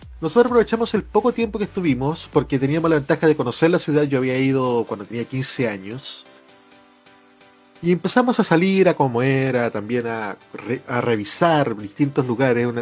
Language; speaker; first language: Spanish; native; Spanish